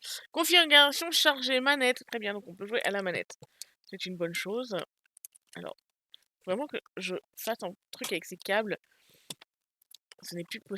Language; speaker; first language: French; native; French